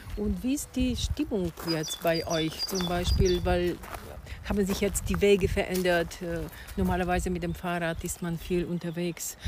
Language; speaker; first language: German; non-native, fluent; Bulgarian